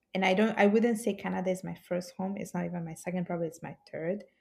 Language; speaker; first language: English; early bilingual, heritage; Italian